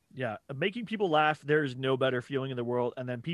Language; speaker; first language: English; native; English